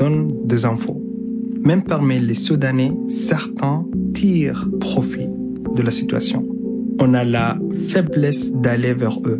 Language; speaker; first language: French; non-native, fluent; Arabic